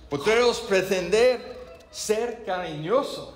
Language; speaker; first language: Spanish; non-native, learner; English